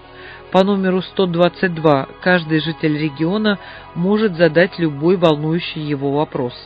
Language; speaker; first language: Russian; native; Russian